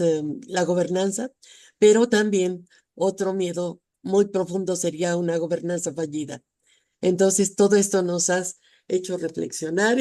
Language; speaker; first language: Spanish; native; Spanish